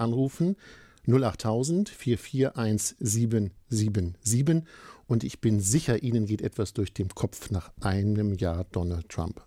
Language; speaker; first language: German; native; German